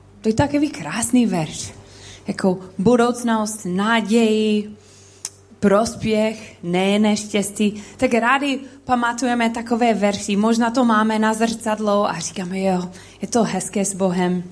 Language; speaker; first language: Czech; non-native, learner; English